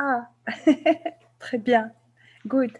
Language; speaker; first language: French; non-native, local second language; Kabyle